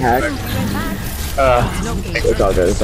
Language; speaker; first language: English; native; English